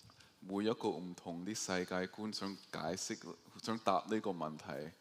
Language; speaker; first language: Cantonese; early bilingual, heritage; Cantonese